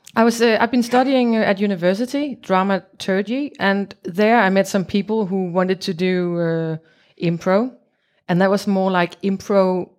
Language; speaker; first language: English; non-native, fluent; Danish